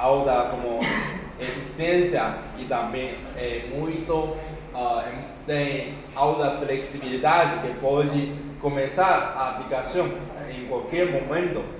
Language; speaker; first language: Portuguese; non-native, fluent; Chinese